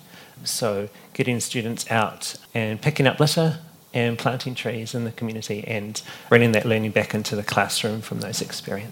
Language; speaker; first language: English; native; English